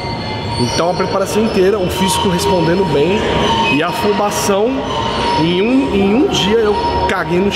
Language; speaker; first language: Portuguese; native; Portuguese